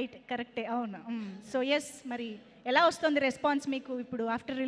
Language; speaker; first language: Telugu; native; Telugu